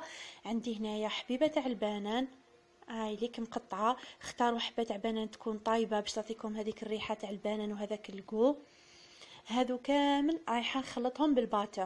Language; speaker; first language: Arabic; native; Arabic